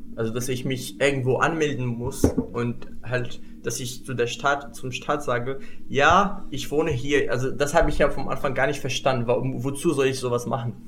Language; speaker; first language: German; non-native, fluent; Arabic